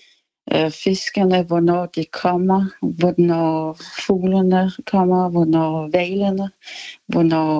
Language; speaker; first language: Danish; non-native, local second language; Kalaallisut